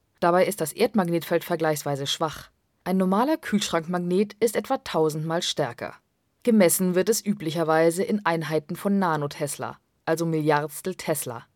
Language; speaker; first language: German; native; German